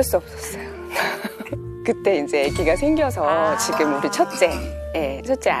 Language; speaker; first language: Korean; native; Korean